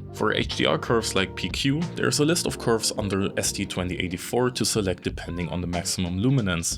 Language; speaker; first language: English; non-native, fluent; German